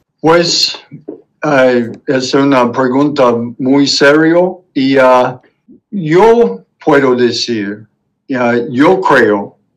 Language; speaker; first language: Spanish; non-native, fluent; English